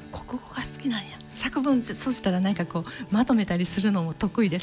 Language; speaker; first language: Japanese; native; Japanese